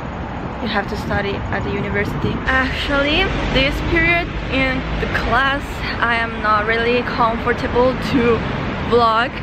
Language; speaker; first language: English; non-native, fluent; Chinese